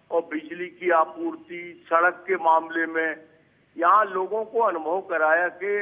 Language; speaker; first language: Hindi; native; Hindi